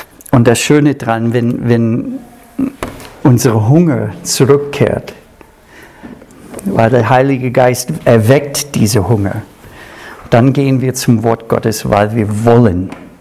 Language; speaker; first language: German; non-native, fluent; English